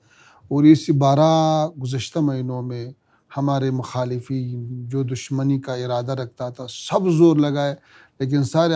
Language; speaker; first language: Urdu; non-native, fluent; Pashto